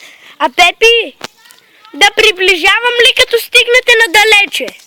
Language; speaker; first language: Bulgarian; native; Bulgarian